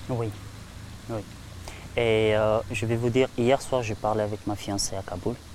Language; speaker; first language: French; non-native, learner; Persian